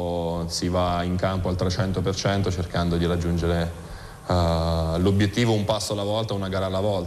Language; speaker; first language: Italian; native; Italian